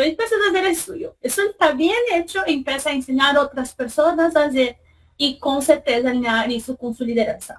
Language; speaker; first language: Spanish; non-native, fluent; Portuguese